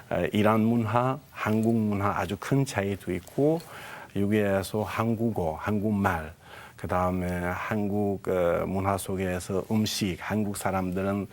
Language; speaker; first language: Korean; non-native, fluent; Persian